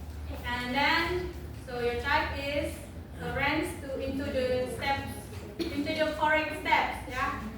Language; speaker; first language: English; non-native, learner; Indonesian